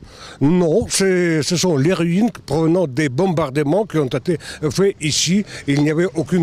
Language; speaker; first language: French; non-native, fluent; Russian